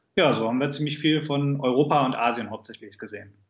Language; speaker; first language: German; native; German